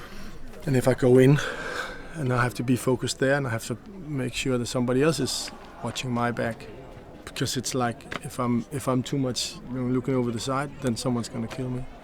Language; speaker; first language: English; non-native, fluent; Danish